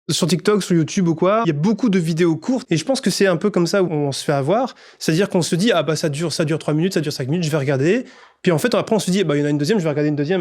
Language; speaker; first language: French; native; French